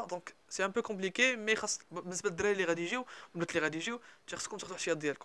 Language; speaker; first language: Arabic; native; Arabic